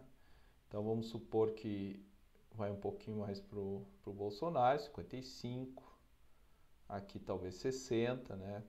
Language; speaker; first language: Portuguese; native; Portuguese